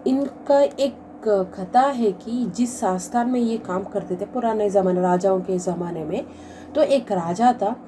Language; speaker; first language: Hindi; non-native, local second language; Kannada